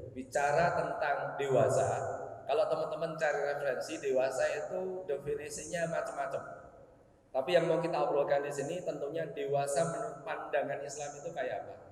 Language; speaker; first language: Indonesian; native; Indonesian